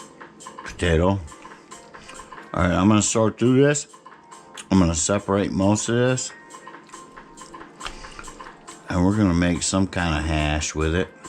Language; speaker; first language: English; native; English